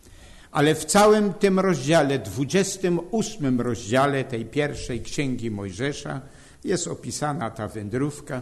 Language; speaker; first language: Polish; native; Polish